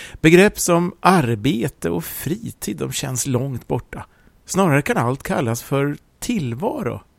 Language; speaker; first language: Swedish; native; Swedish